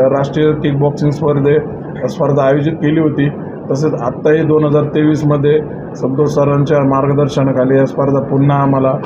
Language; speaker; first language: Hindi; native; Hindi